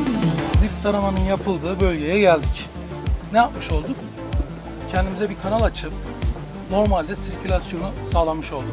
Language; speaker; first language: Turkish; native; Turkish